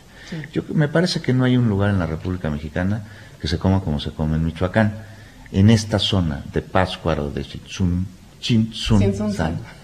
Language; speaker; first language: Spanish; native; Spanish